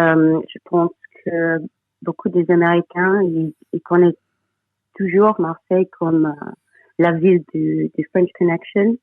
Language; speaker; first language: French; non-native, fluent; English